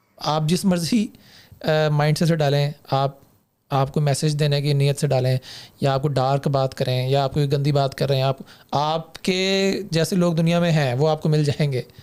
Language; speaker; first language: Urdu; native; Urdu